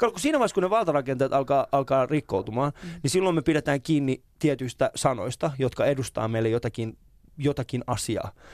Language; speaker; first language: Finnish; early bilingual, other home language; Persian